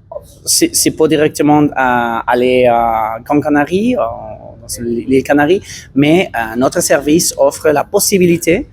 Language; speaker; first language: French; non-native, learner; Spanish